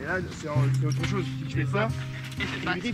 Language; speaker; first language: French; native; French